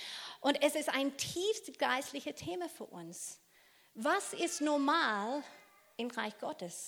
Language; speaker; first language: German; non-native, fluent; English